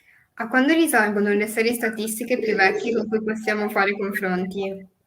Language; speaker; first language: Italian; native; Italian